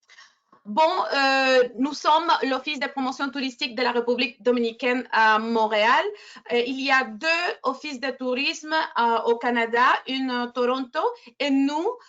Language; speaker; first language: French; non-native, fluent; Spanish